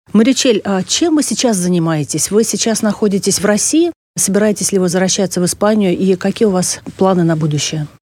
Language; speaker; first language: Russian; native; Russian